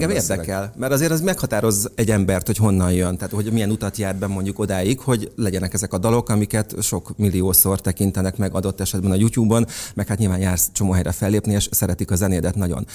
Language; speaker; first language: Hungarian; native; Hungarian